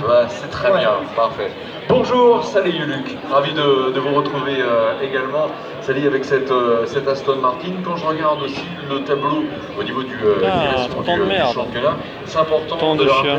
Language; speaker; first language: French; native; French